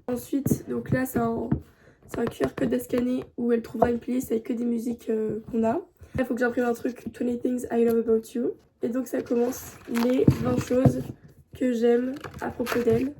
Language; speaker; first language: French; native; French